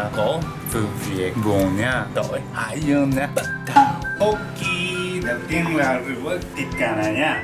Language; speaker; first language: Vietnamese; non-native, learner; Japanese